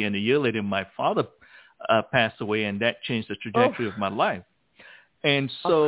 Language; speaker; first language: English; non-native, local second language; Min Nan Chinese